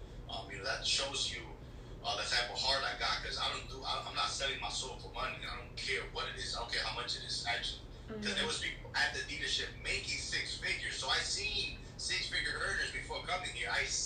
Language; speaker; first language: English; native; English